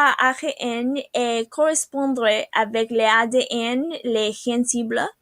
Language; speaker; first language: French; non-native, learner; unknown